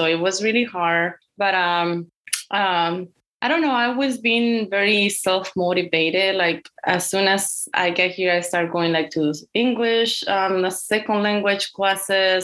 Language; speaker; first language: English; non-native, fluent; Spanish